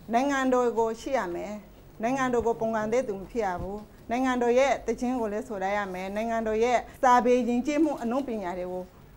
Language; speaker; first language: Burmese; native; Burmese